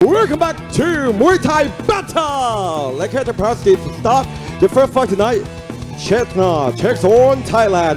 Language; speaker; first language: English; non-native, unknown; Thai